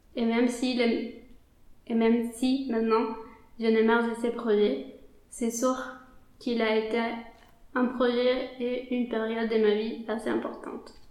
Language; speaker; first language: French; non-native, fluent; Spanish